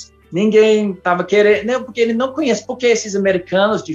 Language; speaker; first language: Portuguese; non-native, fluent; English